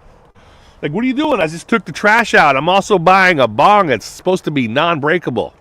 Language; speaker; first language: English; native; English